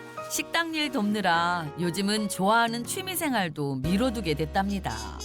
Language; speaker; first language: Korean; native; Korean